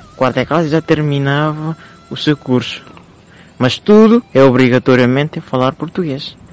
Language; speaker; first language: Portuguese; non-native, fluent; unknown